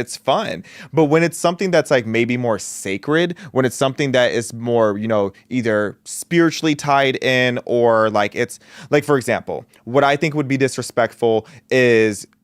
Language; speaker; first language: English; native; English